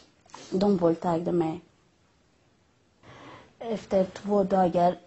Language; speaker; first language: Swedish; non-native, learner; Persian